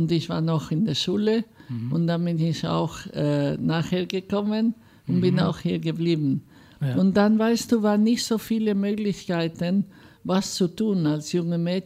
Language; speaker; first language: German; non-native, fluent; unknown